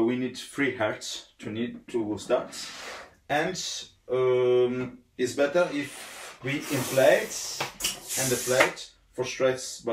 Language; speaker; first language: English; non-native, learner; Italian